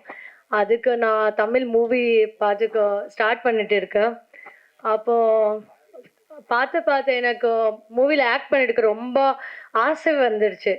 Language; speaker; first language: Tamil; non-native, learner; Kannada